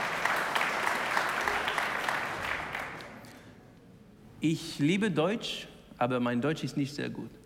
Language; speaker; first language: German; non-native, learner; English